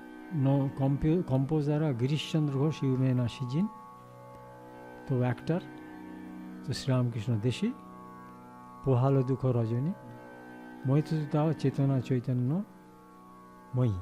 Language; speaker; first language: Japanese; non-native, learner; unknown